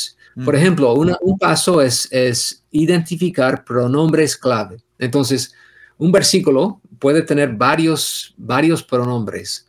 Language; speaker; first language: Spanish; non-native, fluent; English